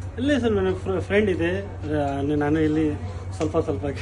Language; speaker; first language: Kannada; non-native, learner; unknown